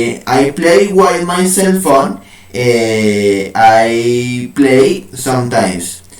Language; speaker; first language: English; non-native, learner; Spanish